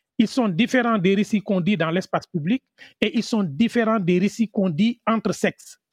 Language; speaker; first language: French; non-native, local second language; Wolof